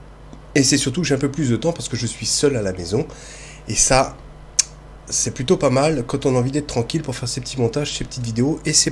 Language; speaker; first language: French; native; French